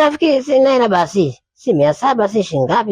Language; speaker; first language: Swahili; native; Swahili